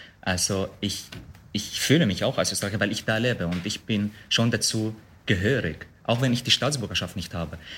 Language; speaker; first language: German; non-native, fluent; Arabic